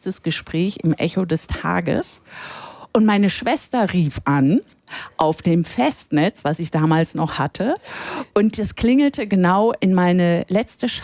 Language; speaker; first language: German; native; German